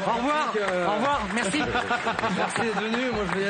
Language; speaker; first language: French; native; French